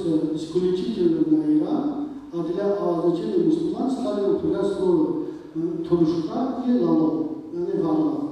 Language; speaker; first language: Russian; non-native, local second language; Tajik